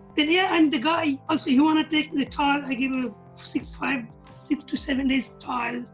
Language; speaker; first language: English; non-native, local second language; Nepali